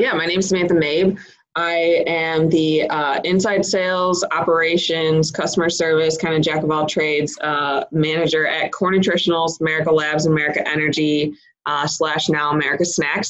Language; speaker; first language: English; native; English